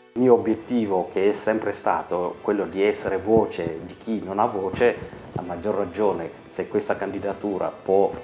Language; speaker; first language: Italian; non-native, fluent; Tigrinya